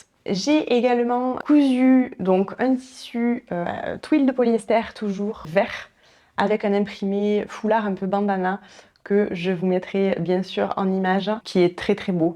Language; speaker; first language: French; native; French